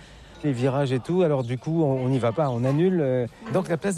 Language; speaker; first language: French; native; French